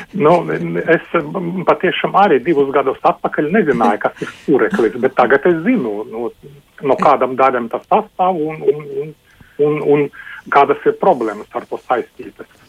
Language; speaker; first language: Latvian; non-native, local second language; Russian